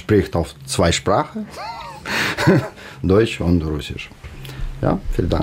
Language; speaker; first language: German; non-native, learner; Russian